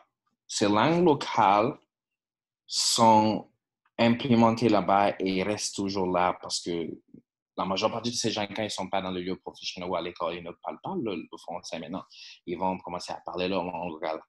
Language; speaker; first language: French; non-native, fluent; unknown